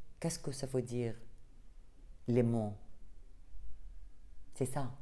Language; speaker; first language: French; non-native, learner; Arabic